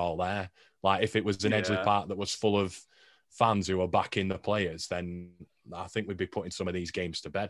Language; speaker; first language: English; native; English